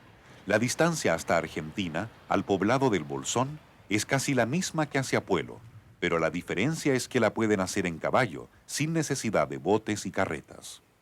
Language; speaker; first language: Spanish; native; Spanish